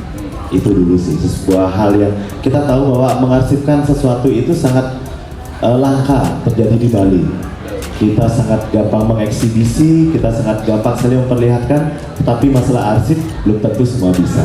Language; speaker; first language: Indonesian; native; Indonesian